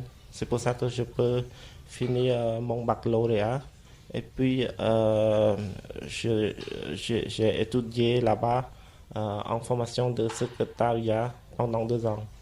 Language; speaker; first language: French; non-native, fluent; Khmer